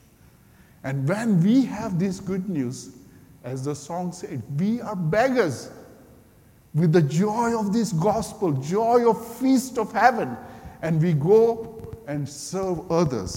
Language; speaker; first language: English; non-native, local second language; Gujarati